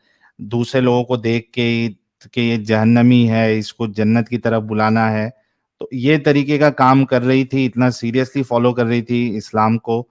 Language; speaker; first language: Hindi; native; Hindi